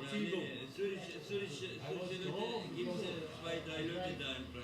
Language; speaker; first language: German; non-native, learner; Arabic